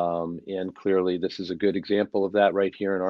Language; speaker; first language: English; native; English